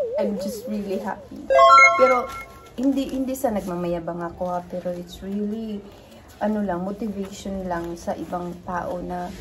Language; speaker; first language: Filipino; non-native, local second language; Cebuano